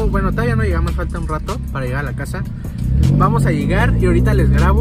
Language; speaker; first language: Spanish; native; Spanish